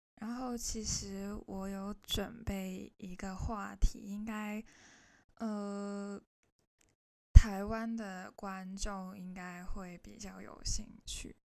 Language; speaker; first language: Chinese; non-native, local second language; Cantonese